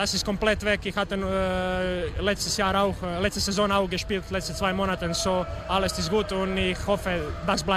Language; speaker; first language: German; non-native, learner; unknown